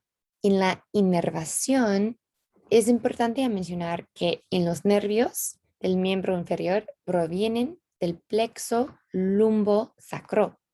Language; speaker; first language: Spanish; non-native, fluent; English